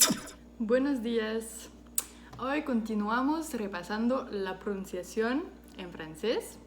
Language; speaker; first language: Spanish; non-native, fluent; French